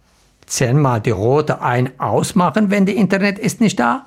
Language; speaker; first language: German; non-native, learner; Arabic